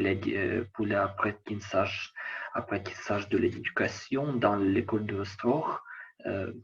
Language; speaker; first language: French; non-native, learner; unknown